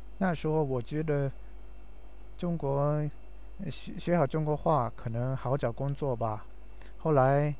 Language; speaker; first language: Chinese; non-native, fluent; Japanese